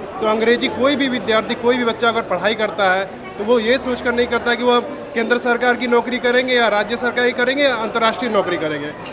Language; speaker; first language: Hindi; native; Hindi